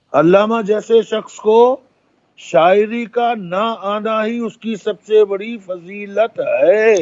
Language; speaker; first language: Urdu; native; Urdu